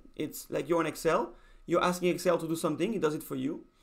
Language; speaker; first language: English; non-native, fluent; Spanish